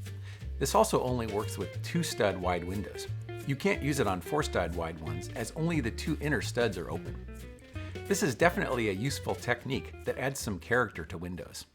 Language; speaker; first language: English; native; English